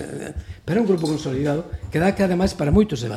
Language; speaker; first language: Galician; native; Galician